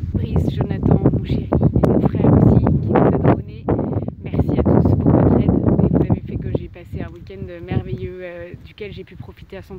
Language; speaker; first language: French; native; French